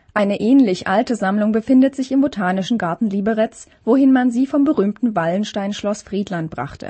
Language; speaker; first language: German; native; German